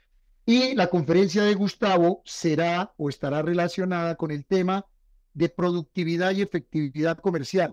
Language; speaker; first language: Spanish; native; Spanish